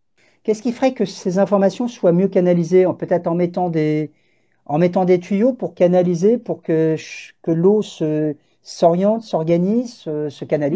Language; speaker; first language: French; native; French